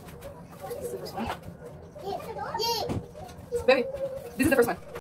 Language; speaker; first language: English; non-native, local second language; Haitian Creole